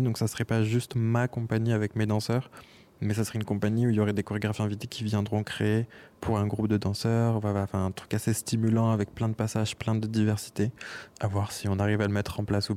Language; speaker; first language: French; native; French